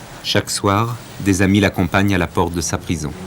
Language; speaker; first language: French; native; French